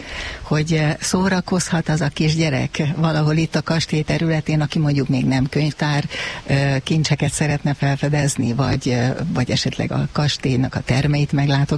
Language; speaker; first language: Hungarian; native; Hungarian